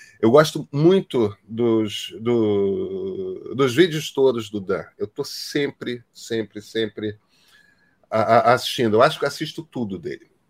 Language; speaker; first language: Portuguese; native; Portuguese